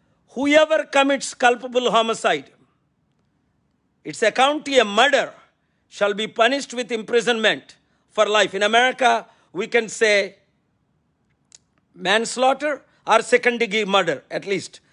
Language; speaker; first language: English; non-native, local second language; Telugu